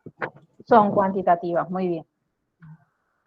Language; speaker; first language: Spanish; native; Spanish